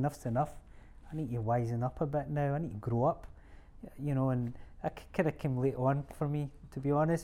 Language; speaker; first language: English; native; English